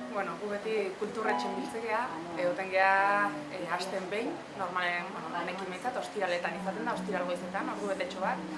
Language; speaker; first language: Basque; native; Basque